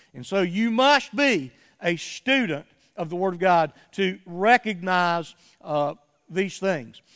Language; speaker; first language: English; native; English